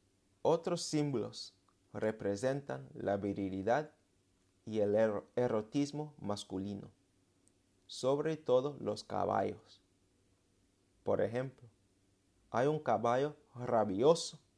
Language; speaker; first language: Spanish; non-native, fluent; English